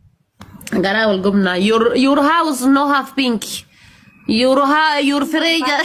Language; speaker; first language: English; non-native, learner; Amharic